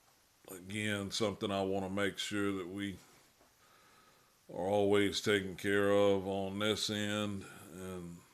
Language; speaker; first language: English; native; English